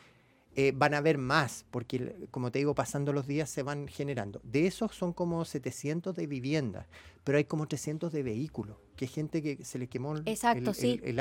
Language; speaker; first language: Spanish; native; Spanish